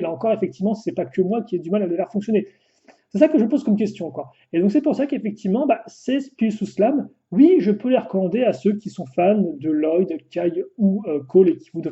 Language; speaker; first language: French; native; French